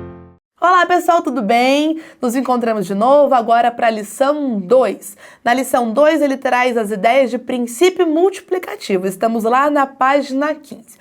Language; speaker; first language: Portuguese; native; Portuguese